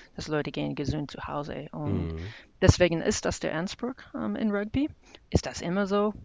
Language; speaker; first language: German; non-native, learner; English